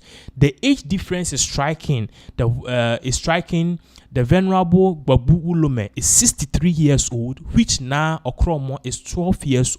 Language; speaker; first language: English; non-native, local second language; Akan